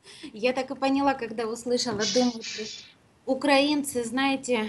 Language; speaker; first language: Russian; native; Russian